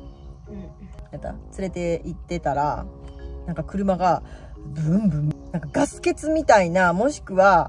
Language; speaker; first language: Japanese; native; Japanese